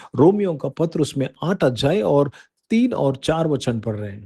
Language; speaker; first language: Hindi; non-native, local second language; Telugu